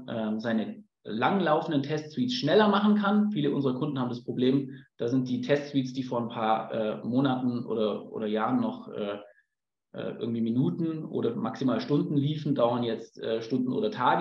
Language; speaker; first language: German; native; German